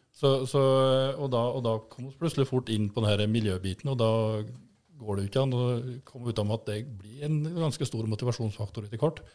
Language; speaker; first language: Norwegian; native; Norwegian